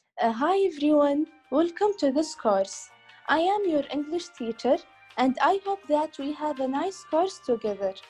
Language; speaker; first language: English; non-native, learner; Arabic